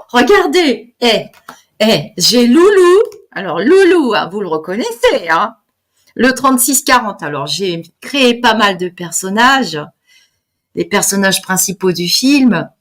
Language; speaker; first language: French; native; French